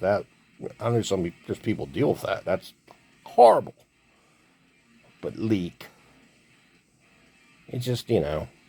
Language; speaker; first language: English; native; English